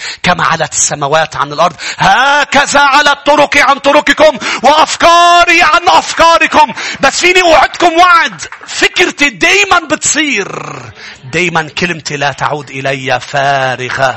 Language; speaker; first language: Arabic; native; Arabic